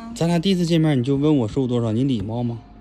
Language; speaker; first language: Chinese; native; Chinese